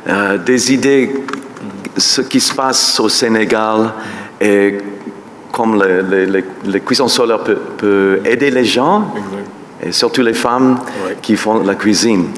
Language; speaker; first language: French; non-native, fluent; English